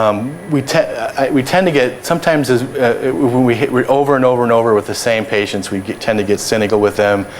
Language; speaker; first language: English; native; English